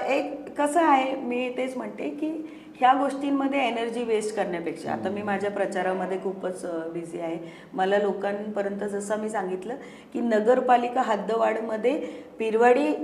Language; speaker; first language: Marathi; non-native, fluent; Hindi